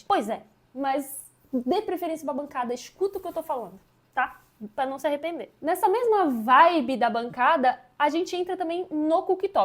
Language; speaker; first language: Portuguese; native; Portuguese